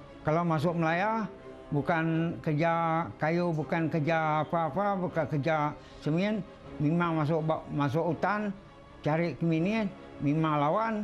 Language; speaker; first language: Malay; non-native, local second language; Iban